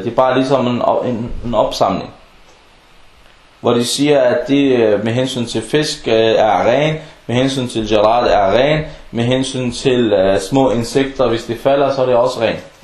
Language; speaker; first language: Danish; non-native, local second language; Arabic